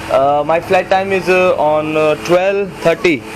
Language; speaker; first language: English; non-native, learner; Hindi